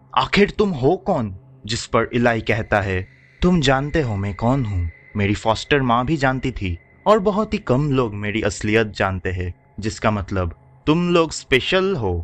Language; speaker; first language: Hindi; native; Hindi